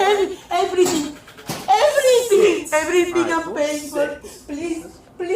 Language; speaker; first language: English; non-native, learner; Spanish